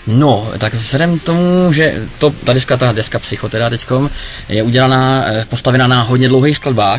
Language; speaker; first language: Czech; native; Czech